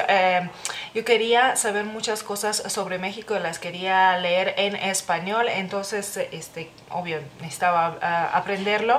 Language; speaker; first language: Spanish; non-native, fluent; Lithuanian